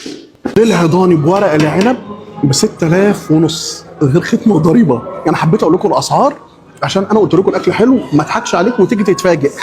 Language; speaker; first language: Arabic; native; Arabic